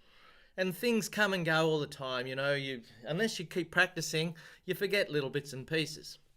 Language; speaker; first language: English; native; English